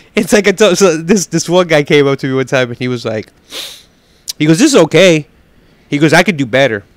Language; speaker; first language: English; native; English